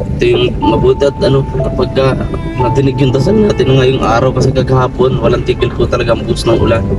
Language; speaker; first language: Filipino; non-native, local second language; Cebuano